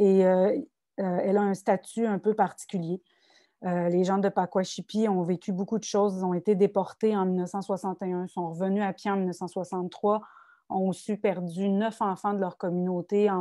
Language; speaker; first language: French; native; French